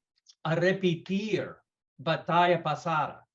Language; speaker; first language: Spanish; non-native, learner; English